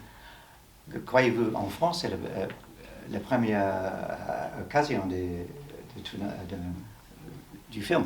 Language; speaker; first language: French; non-native, learner; English